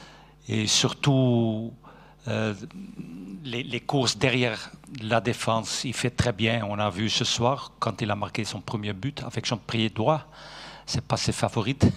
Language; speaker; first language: French; non-native, fluent; Dutch